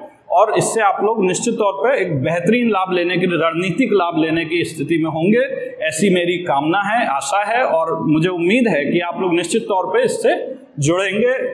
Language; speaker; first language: Hindi; native; Hindi